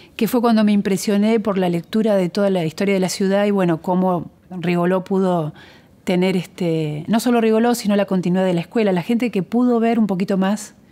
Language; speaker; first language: Spanish; native; Spanish